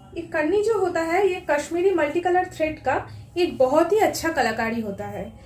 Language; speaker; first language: Hindi; non-native, local second language; Bangla